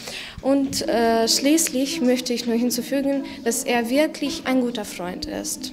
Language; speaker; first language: German; non-native, learner; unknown